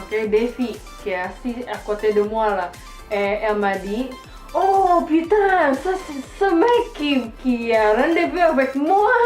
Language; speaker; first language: French; non-native, learner; Indonesian